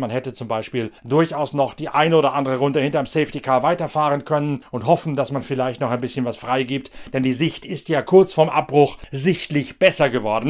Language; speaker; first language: German; native; German